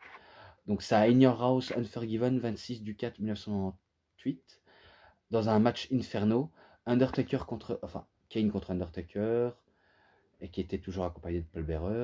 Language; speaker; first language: French; native; French